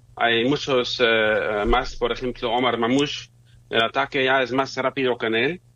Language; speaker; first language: Spanish; non-native, fluent; German